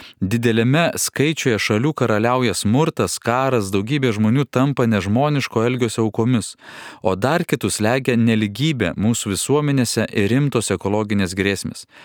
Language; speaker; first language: Lithuanian; native; Lithuanian